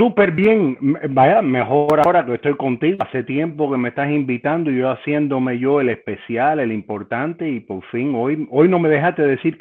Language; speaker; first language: Spanish; native; Spanish